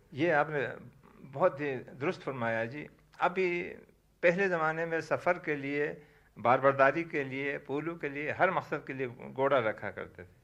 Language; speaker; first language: Urdu; non-native, local second language; Balti